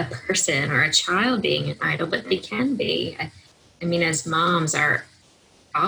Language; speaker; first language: English; native; English